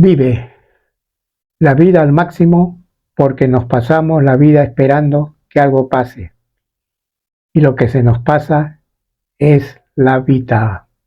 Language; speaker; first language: Spanish; native; Spanish